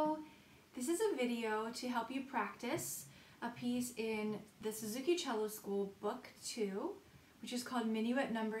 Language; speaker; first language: English; native; English